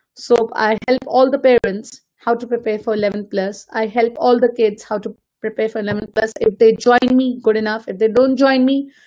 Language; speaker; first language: English; non-native, local second language; Hindi